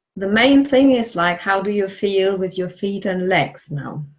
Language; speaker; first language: English; non-native, fluent; German